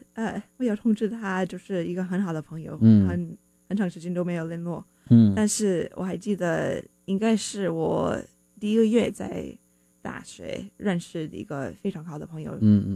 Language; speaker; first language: Chinese; non-native, fluent; English